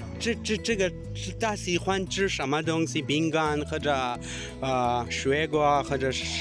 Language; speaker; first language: Chinese; non-native, learner; Pashto